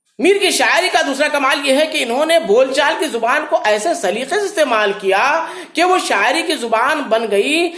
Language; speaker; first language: Urdu; native; Urdu